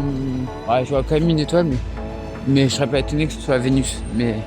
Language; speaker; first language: French; native; French